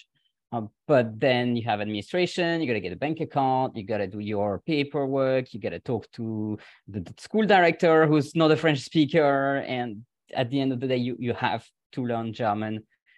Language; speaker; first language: English; non-native, fluent; French